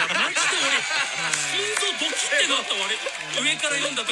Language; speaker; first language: Japanese; native; Japanese